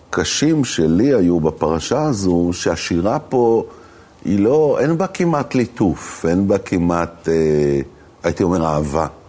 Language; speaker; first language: Hebrew; native; Hebrew